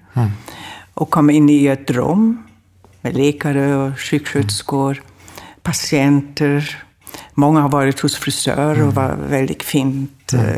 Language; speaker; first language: Swedish; non-native, fluent; German